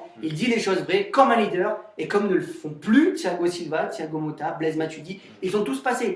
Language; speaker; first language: French; native; French